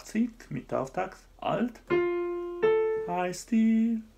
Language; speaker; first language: German; non-native, fluent; Japanese